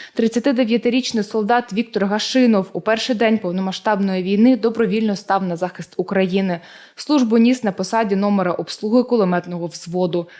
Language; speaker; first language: Ukrainian; native; Ukrainian